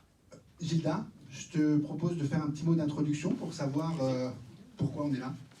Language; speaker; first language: French; native; French